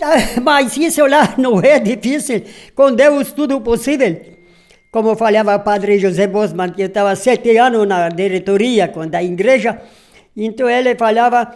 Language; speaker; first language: Portuguese; non-native, local second language; Polish